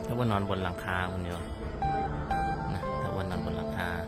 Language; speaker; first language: Thai; native; Thai